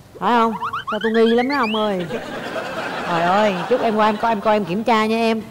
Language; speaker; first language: Vietnamese; native; Vietnamese